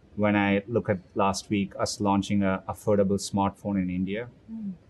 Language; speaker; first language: English; non-native, local second language; Tamil